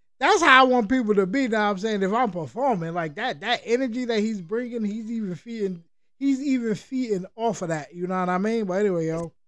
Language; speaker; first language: English; native; English